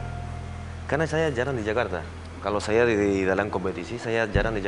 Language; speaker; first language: Indonesian; non-native, learner; Spanish